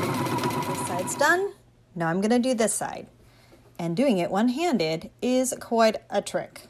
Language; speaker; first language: English; native; English